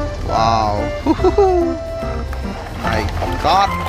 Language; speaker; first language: English; non-native, learner; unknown